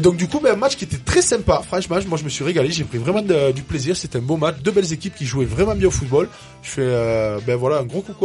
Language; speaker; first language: French; native; French